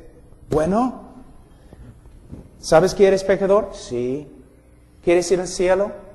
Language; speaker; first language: Spanish; non-native, fluent; English